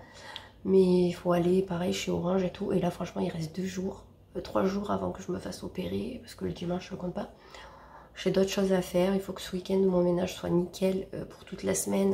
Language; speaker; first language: French; native; French